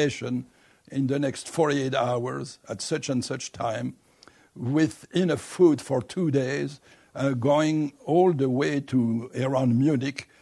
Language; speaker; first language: English; non-native, fluent; French